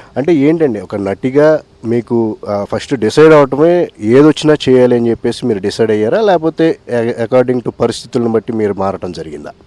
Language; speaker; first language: Telugu; native; Telugu